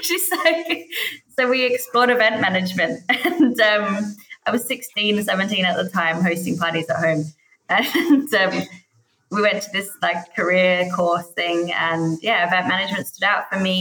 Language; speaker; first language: English; native; English